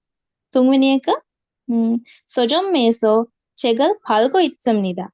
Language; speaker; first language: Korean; non-native, fluent; Sinhala